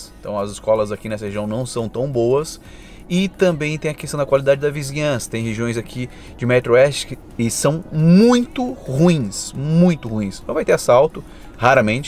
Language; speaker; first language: Portuguese; native; Portuguese